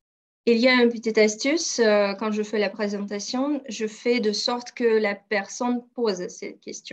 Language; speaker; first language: French; non-native, fluent; Russian